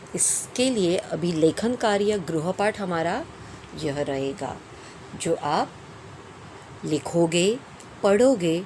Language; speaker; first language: Hindi; non-native, local second language; Marathi